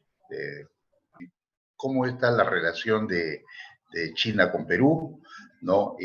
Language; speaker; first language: Spanish; native; Spanish